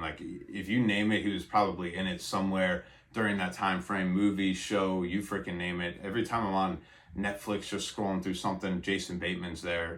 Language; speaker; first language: English; native; English